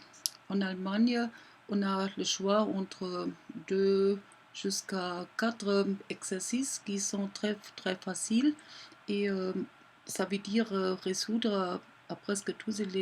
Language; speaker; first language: French; non-native, fluent; German